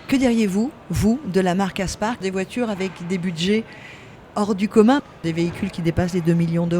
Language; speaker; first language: French; native; French